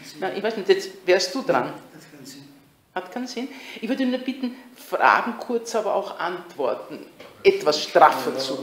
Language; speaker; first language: German; native; German